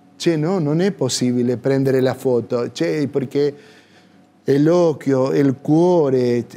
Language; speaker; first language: Italian; non-native, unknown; Spanish